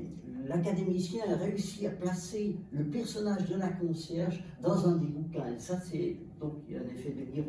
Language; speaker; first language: French; native; French